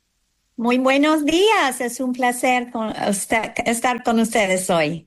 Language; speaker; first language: Spanish; non-native, fluent; English